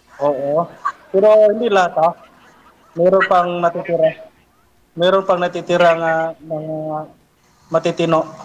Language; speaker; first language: Filipino; non-native, local second language; Cebuano